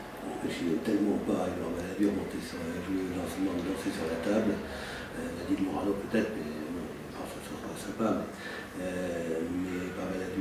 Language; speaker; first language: French; native; French